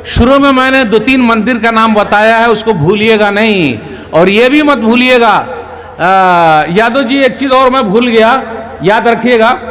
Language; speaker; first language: Hindi; native; Hindi